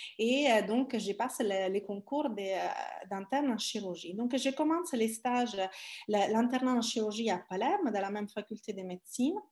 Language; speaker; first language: French; non-native, fluent; Italian